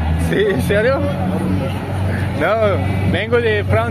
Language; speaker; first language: Spanish; non-native, learner; French